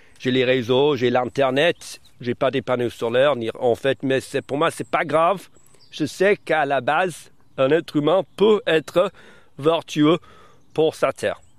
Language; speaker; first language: French; non-native, fluent; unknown